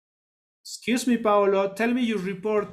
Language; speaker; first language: English; non-native, learner; Spanish